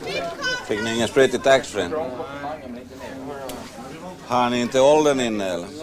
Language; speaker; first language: Swedish; native; Swedish